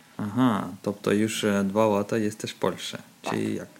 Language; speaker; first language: Polish; non-native, learner; Russian